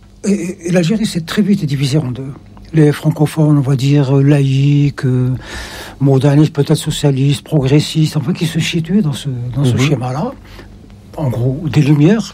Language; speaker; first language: French; non-native, local second language; Arabic